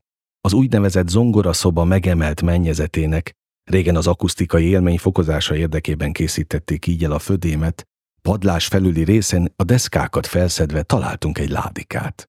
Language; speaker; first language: Hungarian; native; Hungarian